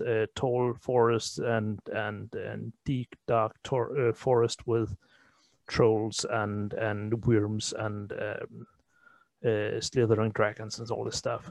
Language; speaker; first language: English; non-native, fluent; Danish